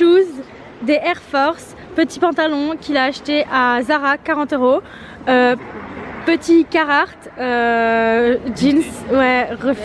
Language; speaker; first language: French; native; French